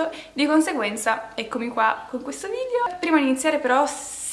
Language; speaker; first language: Italian; native; Italian